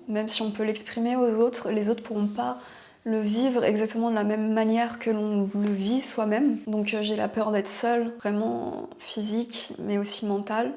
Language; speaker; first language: French; native; French